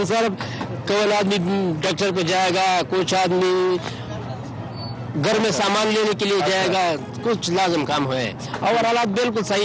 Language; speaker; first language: Hindi; non-native, local second language; Pashto